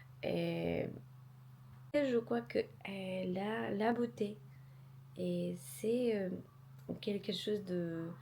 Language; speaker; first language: French; non-native, learner; Polish